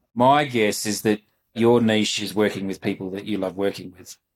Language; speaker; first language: English; native; English